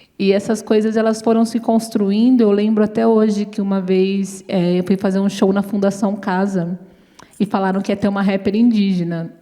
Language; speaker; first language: Portuguese; native; Portuguese